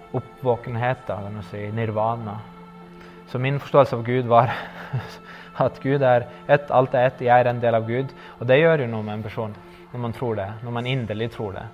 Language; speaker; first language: Norwegian; early bilingual, other home language; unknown